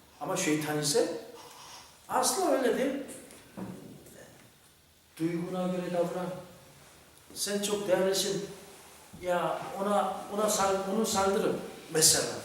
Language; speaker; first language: Turkish; non-native, fluent; Korean